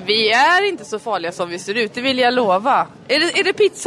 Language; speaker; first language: Swedish; native; Swedish